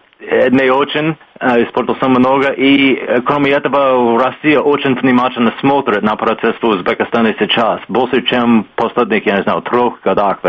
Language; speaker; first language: Russian; non-native, fluent; English